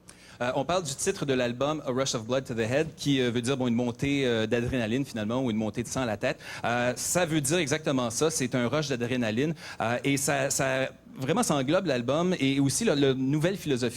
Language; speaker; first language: French; native; French